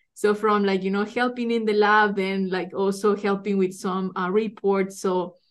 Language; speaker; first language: English; non-native, fluent; Spanish